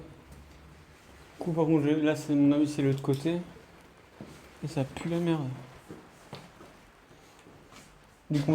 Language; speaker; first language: French; native; French